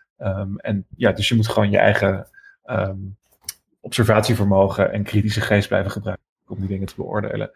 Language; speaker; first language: Dutch; native; Dutch